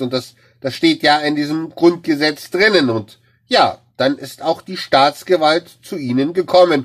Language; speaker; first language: German; native; German